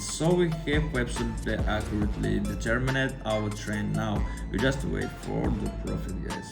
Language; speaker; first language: English; non-native, fluent; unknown